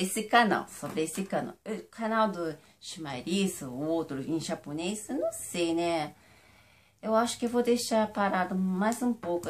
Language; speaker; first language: Portuguese; non-native, fluent; Japanese